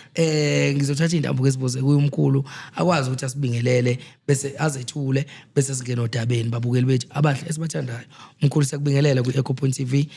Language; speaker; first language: Zulu; native; Zulu